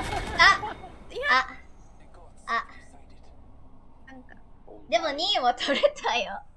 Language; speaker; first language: Japanese; non-native, learner; Thai